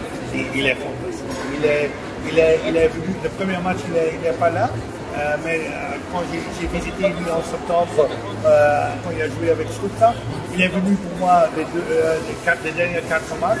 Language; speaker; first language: French; non-native, fluent; Dutch